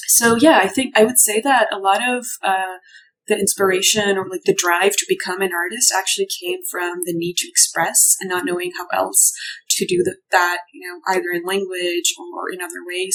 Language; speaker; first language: English; non-native, local second language; Urdu